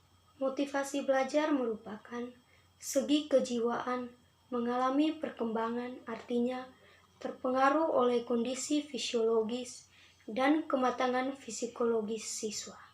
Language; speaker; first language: Indonesian; non-native, local second language; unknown